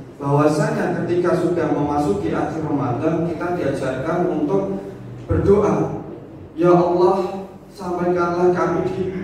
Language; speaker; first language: Indonesian; non-native, local second language; Javanese